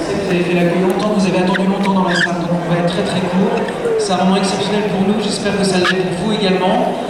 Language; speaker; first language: French; native; French